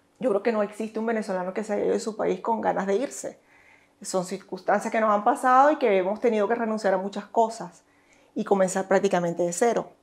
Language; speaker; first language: Spanish; native; Spanish